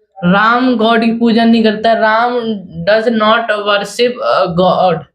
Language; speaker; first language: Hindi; native; Hindi